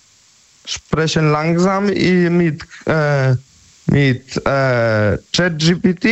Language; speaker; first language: German; non-native, learner; Polish